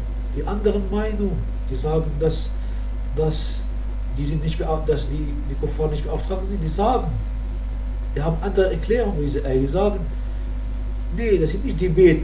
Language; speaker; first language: German; non-native, learner; Arabic